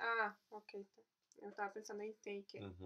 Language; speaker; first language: Portuguese; non-native, fluent; Polish